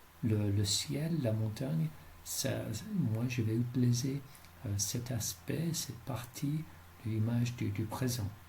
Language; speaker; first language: French; non-native, fluent; English